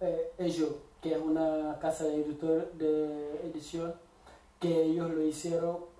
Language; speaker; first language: Spanish; non-native, fluent; Wolof